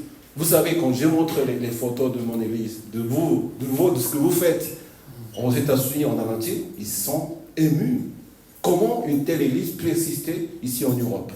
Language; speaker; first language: French; non-native, fluent; Korean